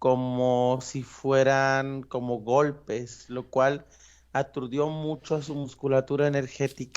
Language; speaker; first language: Spanish; native; Spanish